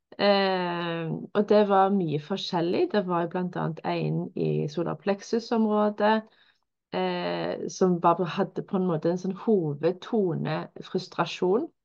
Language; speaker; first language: Norwegian; native; Norwegian